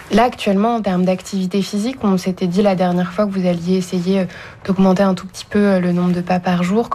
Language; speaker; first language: French; native; French